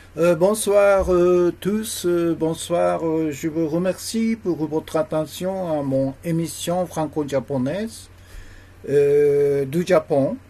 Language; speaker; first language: French; non-native, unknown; Japanese